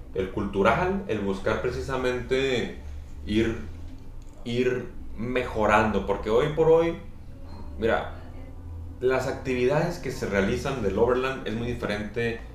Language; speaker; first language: Spanish; native; Spanish